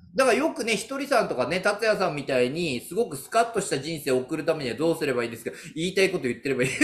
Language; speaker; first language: Japanese; native; Japanese